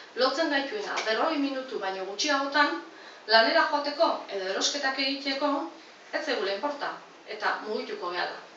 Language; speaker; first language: Basque; native; Basque